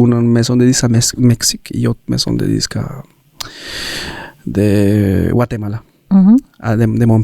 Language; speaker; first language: French; non-native, learner; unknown